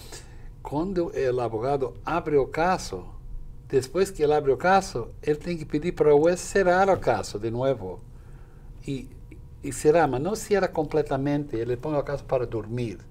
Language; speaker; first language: Spanish; non-native, fluent; Portuguese